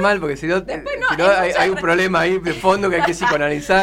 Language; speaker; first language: Spanish; native; Spanish